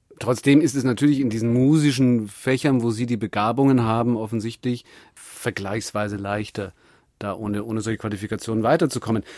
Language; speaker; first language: German; native; German